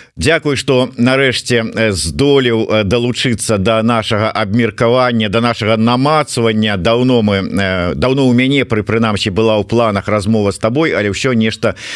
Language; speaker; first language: Belarusian; non-native, local second language; Russian